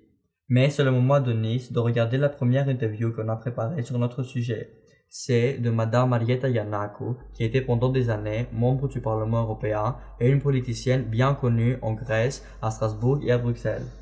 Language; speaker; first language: French; non-native, learner; Greek